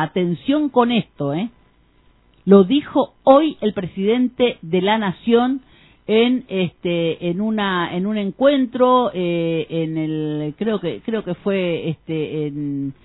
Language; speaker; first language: Spanish; native; Spanish